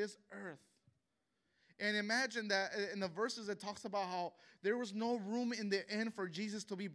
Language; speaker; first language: English; native; English